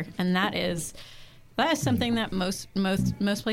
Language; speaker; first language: English; native; English